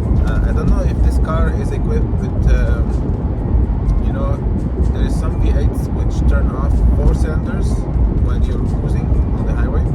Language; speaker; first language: English; non-native, fluent; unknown